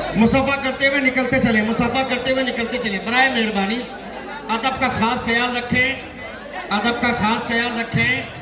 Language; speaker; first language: Urdu; native; Urdu